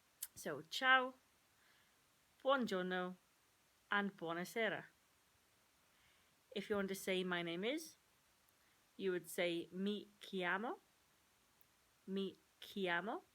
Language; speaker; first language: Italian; non-native, learner; English